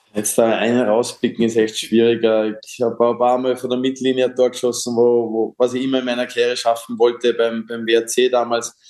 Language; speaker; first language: German; native; German